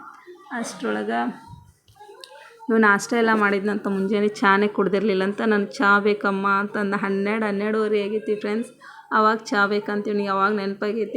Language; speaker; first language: Kannada; native; Kannada